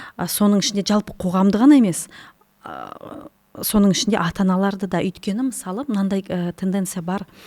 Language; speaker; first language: Kazakh; non-native, local second language; Russian